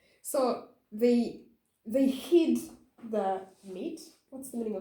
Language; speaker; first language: English; non-native, fluent; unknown